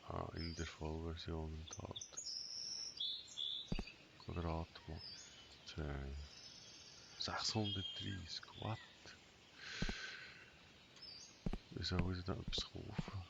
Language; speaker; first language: German; native; German